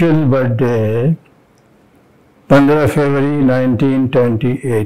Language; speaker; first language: Urdu; native; Urdu